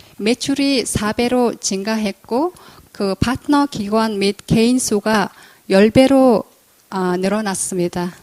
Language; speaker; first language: Korean; non-native, fluent; Mongolian